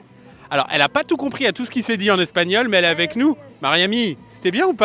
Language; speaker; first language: French; native; French